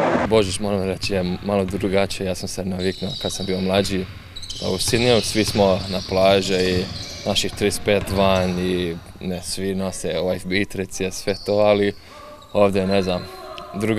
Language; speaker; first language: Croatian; early bilingual, heritage; English